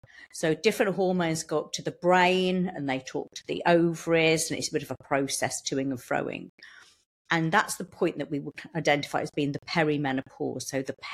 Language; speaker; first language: English; native; English